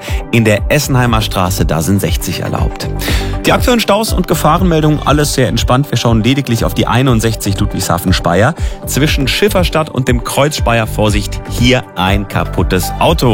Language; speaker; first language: German; native; German